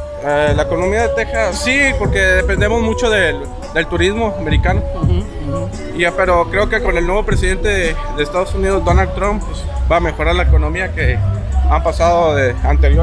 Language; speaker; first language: Spanish; native; Spanish